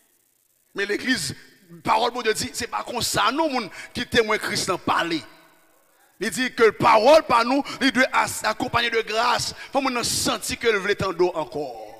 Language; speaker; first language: French; non-native, local second language; Haitian Creole